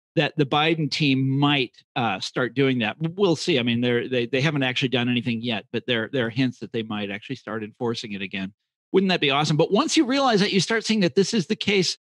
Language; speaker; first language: English; native; English